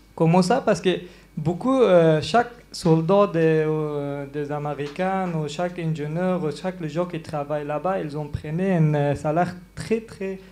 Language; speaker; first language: French; non-native, learner; Persian